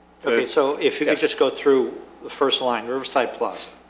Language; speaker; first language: English; native; English